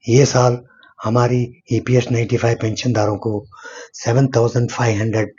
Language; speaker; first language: Hindi; non-native, local second language; Kannada